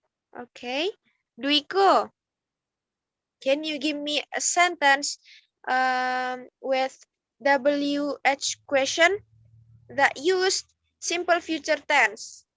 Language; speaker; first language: English; non-native, learner; Indonesian